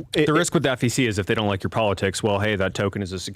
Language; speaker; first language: English; native; English